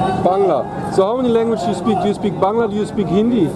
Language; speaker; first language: English; non-native, fluent; German